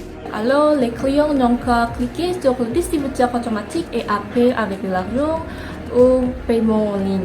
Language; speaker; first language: French; non-native, learner; Indonesian